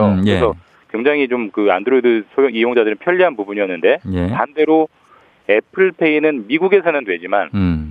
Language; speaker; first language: Korean; native; Korean